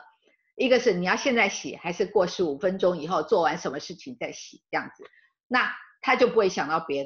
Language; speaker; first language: Chinese; native; Chinese